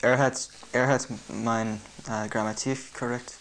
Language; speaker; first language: German; non-native, learner; English